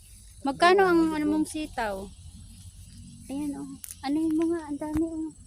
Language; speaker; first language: Filipino; non-native, local second language; Cebuano